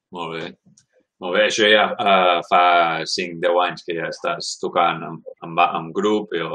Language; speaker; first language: Catalan; non-native, fluent; English